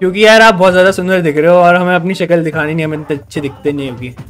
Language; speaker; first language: Hindi; native; Hindi